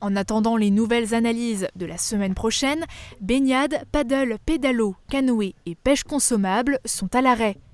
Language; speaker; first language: French; native; French